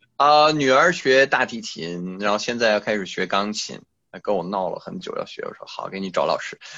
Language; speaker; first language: Chinese; non-native, fluent; French